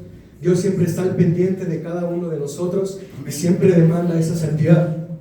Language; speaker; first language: Spanish; native; Spanish